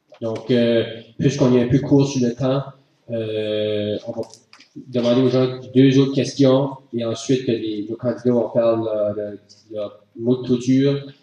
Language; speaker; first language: French; native; French